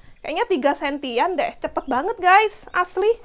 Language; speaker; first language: Indonesian; native; Indonesian